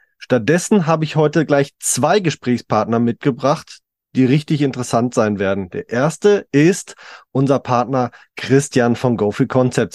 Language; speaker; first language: German; native; German